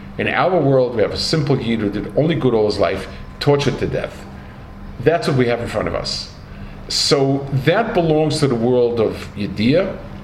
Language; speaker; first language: English; native; English